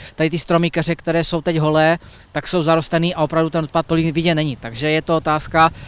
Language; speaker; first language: Czech; native; Czech